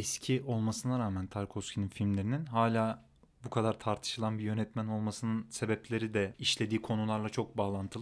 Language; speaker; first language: Turkish; native; Turkish